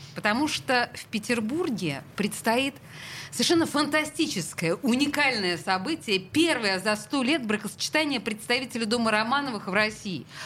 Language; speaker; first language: Russian; native; Russian